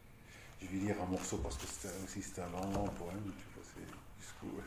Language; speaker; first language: French; non-native, local second language; Arabic